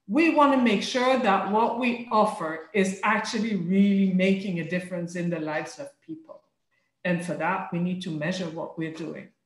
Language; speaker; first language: English; non-native, fluent; French